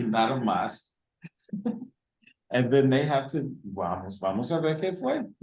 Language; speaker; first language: Spanish; early bilingual, heritage; English